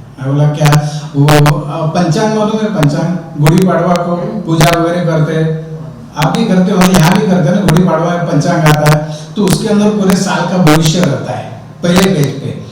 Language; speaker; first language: Hindi; non-native, local second language; Marathi